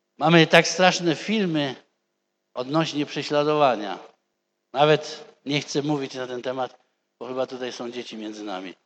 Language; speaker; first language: Polish; native; Polish